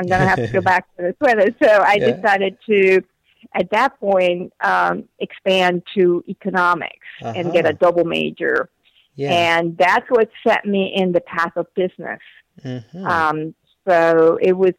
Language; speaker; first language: English; non-native, fluent; Spanish